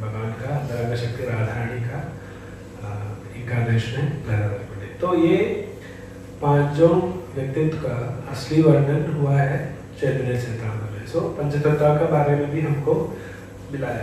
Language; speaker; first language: Hindi; non-native, fluent; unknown